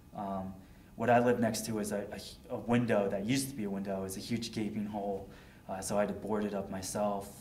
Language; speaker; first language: English; native; English